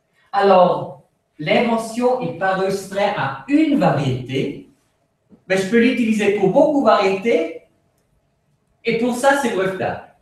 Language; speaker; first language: French; non-native, fluent; Swiss German